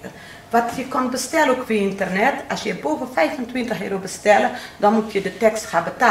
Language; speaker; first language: Dutch; non-native, learner; Portuguese